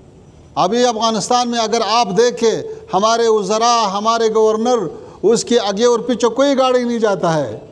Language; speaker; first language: Hindi; non-native, fluent; Pashto